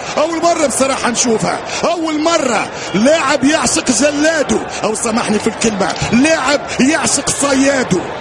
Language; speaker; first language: Arabic; native; Arabic